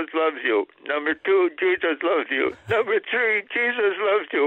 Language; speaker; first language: English; early bilingual, other home language; Swedish